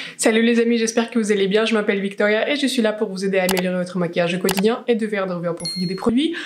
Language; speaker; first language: French; non-native, fluent; Russian